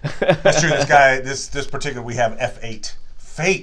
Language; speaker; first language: English; native; English